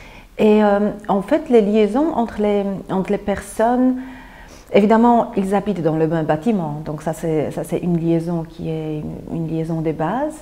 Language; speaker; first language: French; non-native, fluent; Polish